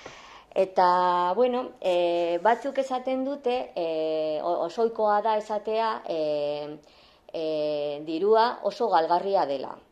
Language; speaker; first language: Basque; non-native, local second language; Spanish